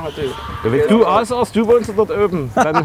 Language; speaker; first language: German; native; German